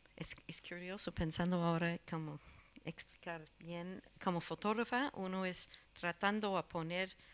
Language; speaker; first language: Spanish; non-native, learner; English